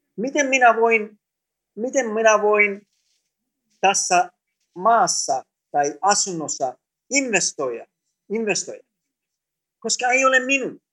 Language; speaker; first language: Finnish; non-native, fluent; Greek